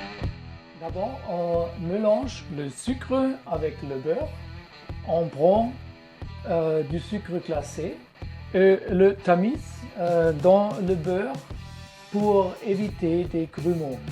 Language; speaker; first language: French; non-native, learner; German